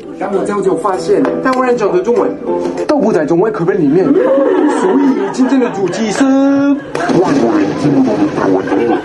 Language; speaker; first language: Chinese; non-native, fluent; French